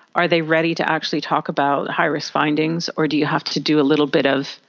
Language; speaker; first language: English; native; English